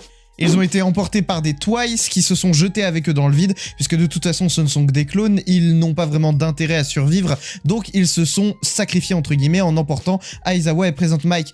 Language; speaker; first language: French; native; French